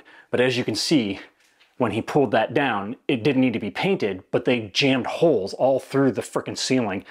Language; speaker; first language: English; native; English